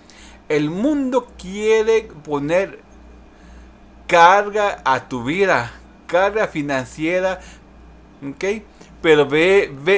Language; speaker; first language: Spanish; early bilingual, heritage; Spanish